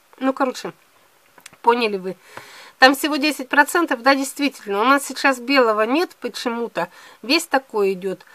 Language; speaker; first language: Russian; native; Russian